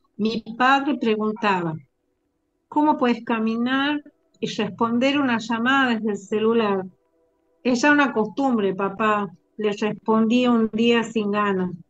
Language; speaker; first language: Spanish; native; Spanish